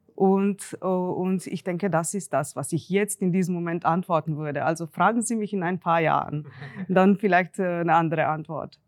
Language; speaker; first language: German; non-native, fluent; Slovenian